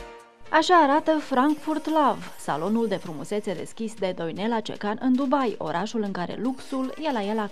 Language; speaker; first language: Romanian; native; Romanian